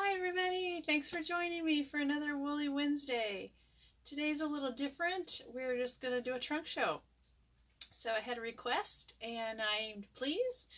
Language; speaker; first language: English; native; English